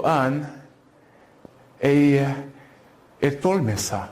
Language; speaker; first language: Greek; non-native, fluent; Portuguese